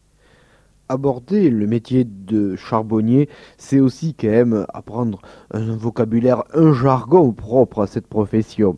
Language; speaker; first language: French; native; French